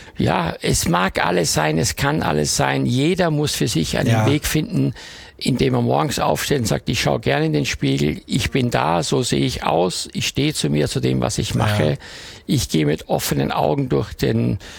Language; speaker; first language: German; native; German